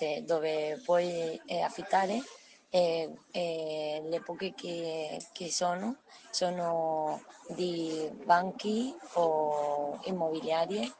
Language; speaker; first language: Italian; non-native, learner; Spanish